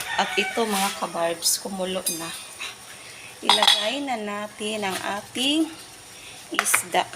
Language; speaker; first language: Filipino; non-native, local second language; Cebuano